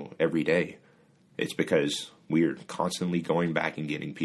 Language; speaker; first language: English; native; English